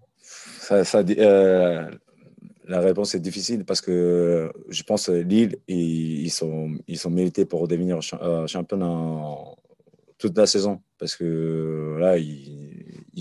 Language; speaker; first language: French; non-native, learner; Japanese